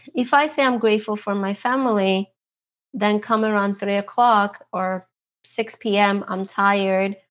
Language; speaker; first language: English; non-native, fluent; Turkish